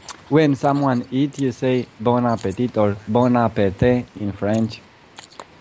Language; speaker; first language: English; non-native, learner; Romanian